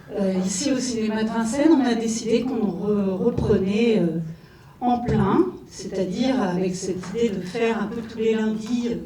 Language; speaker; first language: French; native; French